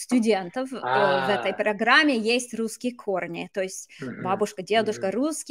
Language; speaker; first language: Russian; non-native, fluent; English